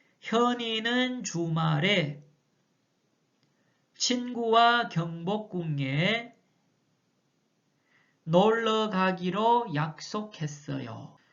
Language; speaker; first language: Korean; non-native, fluent; Chinese